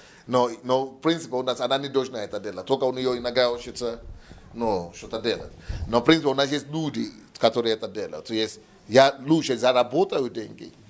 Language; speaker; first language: Russian; non-native, learner; Yoruba